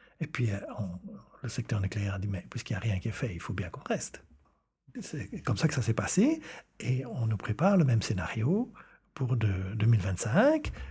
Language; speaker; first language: French; native; French